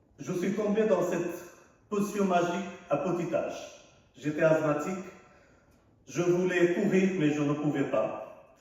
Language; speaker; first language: French; non-native, fluent; Arabic